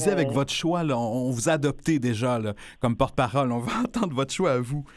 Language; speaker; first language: French; native; French